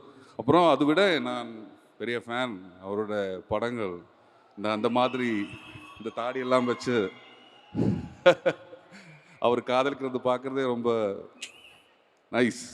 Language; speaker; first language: Tamil; non-native, learner; Malayalam